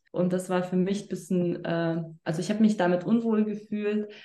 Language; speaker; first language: German; non-native, fluent; Lithuanian